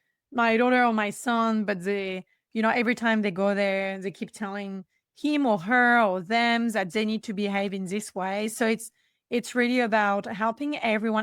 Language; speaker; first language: English; non-native, fluent; French